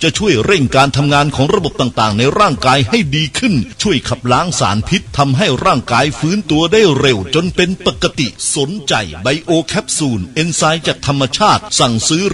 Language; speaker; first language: Thai; native; Thai